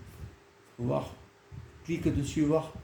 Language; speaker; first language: French; native; French